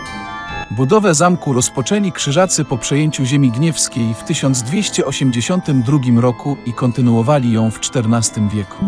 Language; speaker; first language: Polish; native; Polish